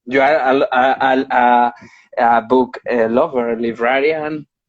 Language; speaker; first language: English; non-native, learner; Spanish